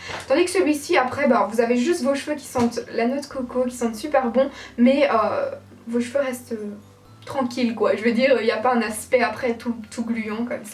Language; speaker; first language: French; native; French